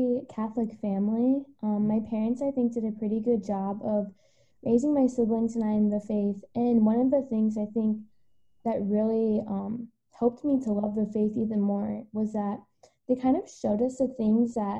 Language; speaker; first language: English; native; English